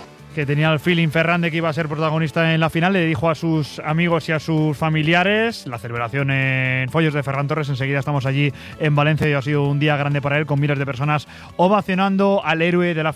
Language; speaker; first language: Spanish; native; Spanish